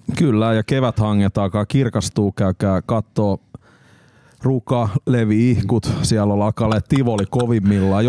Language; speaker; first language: Finnish; native; Finnish